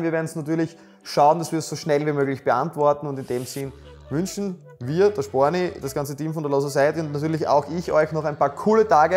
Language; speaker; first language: German; native; German